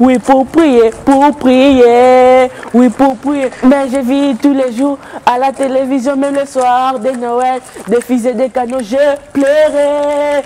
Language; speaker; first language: French; non-native, learner; Serbian